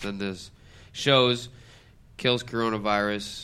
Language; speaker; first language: English; native; English